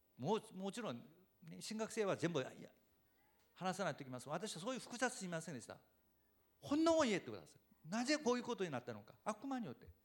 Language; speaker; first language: Japanese; non-native, fluent; Korean